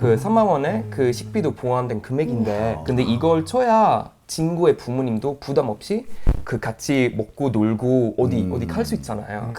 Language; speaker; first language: Korean; non-native, fluent; Swedish